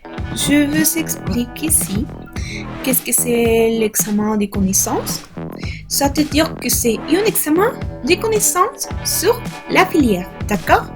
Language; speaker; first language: French; non-native, learner; Spanish